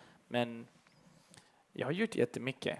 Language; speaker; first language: Swedish; early bilingual, heritage; English